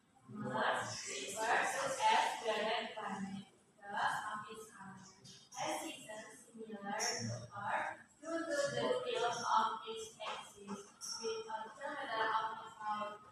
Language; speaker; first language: English; non-native, learner; Indonesian